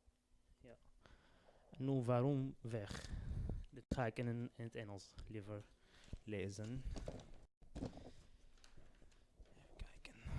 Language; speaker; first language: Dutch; non-native, learner; Arabic